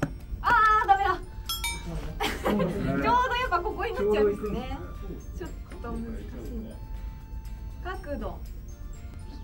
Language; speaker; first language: Japanese; native; Japanese